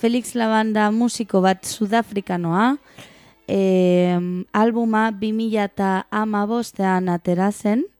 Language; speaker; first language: Basque; non-native, local second language; Spanish